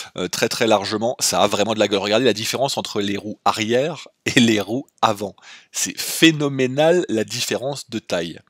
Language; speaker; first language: French; native; French